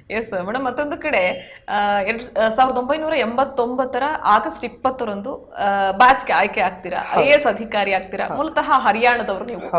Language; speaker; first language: Kannada; native; Kannada